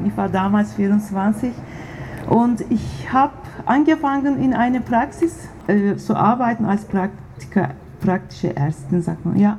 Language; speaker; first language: German; non-native, fluent; Turkish